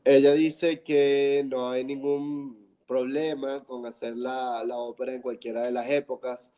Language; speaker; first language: Spanish; non-native, fluent; English